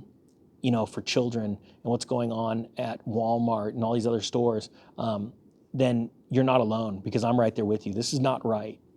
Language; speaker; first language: English; native; English